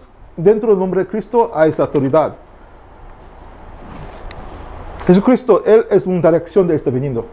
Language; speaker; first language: Spanish; non-native, learner; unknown